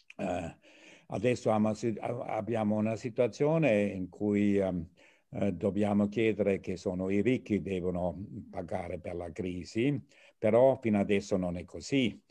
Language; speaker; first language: Italian; non-native, fluent; German